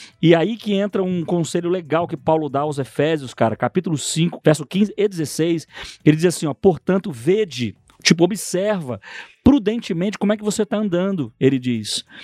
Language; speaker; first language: Portuguese; native; Portuguese